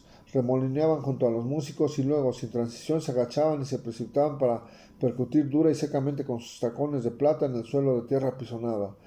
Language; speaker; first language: Spanish; native; Spanish